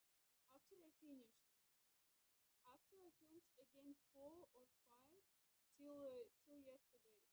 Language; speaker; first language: English; non-native, learner; Russian